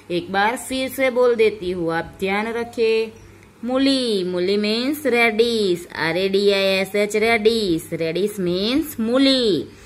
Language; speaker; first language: Hindi; non-native, local second language; Gujarati